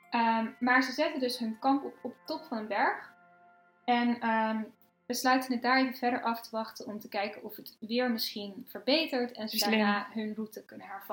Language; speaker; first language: Dutch; native; Dutch